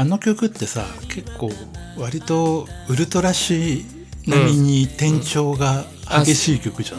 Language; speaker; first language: Japanese; native; Japanese